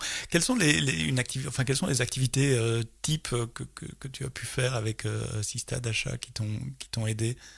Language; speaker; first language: French; native; French